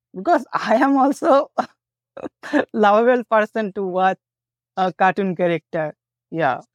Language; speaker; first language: English; non-native, local second language; Bangla